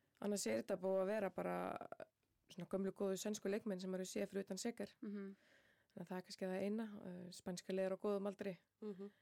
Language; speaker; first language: Icelandic; native; Icelandic